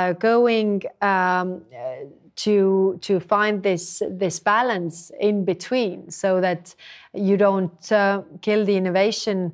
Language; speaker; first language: English; non-native, fluent; Estonian